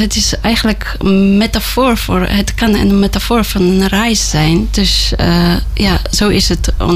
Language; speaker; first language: Dutch; non-native, learner; Polish